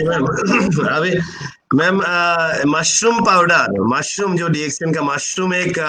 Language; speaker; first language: Hindi; non-native, learner; Bangla